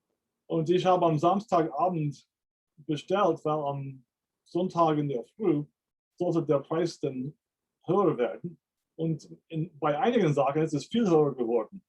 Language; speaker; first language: German; non-native, fluent; English